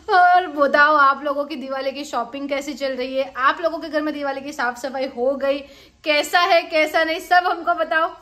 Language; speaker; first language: Hindi; non-native, local second language; Gujarati